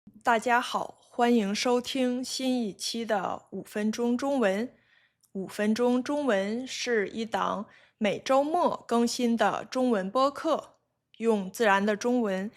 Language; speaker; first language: Chinese; native; Chinese